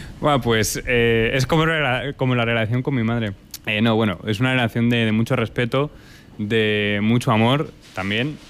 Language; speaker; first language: Spanish; native; Spanish